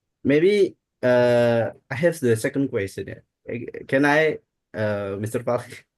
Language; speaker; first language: English; non-native, learner; Indonesian